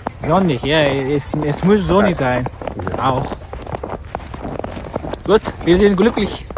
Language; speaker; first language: German; non-native, learner; Bangla